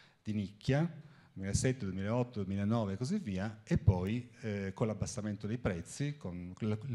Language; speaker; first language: Italian; native; Italian